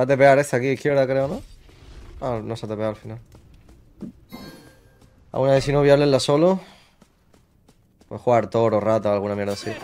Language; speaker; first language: Spanish; native; Spanish